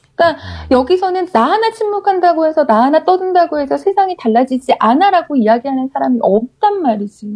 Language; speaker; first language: Korean; native; Korean